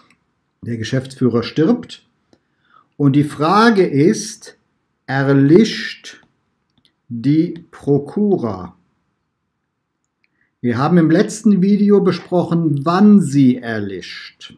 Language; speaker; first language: German; native; German